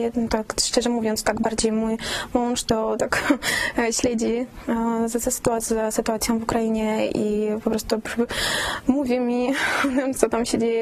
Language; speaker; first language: Polish; non-native, fluent; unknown